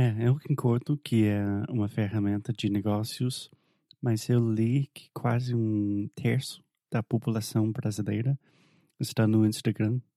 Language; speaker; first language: Portuguese; non-native, fluent; English